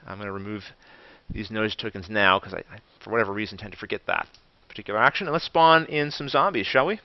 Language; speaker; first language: English; native; English